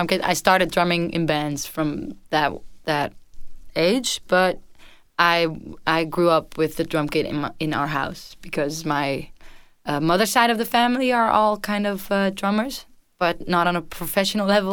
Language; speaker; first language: English; non-native, fluent; Dutch